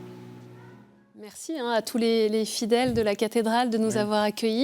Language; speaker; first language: French; native; French